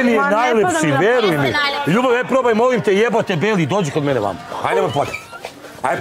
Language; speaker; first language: Serbian; native; Serbian